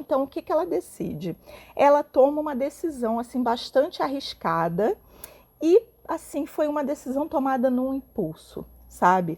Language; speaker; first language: Portuguese; native; Portuguese